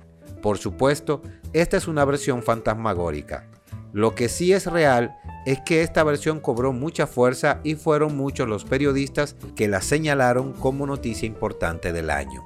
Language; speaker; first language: Spanish; native; Spanish